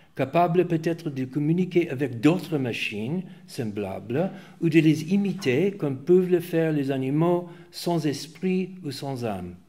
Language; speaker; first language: French; non-native, fluent; English